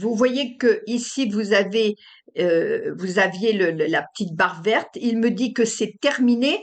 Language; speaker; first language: French; native; French